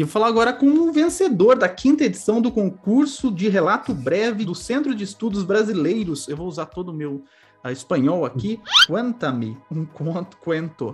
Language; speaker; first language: Portuguese; native; Portuguese